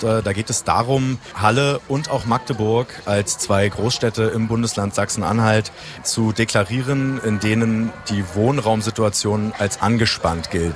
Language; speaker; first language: German; native; German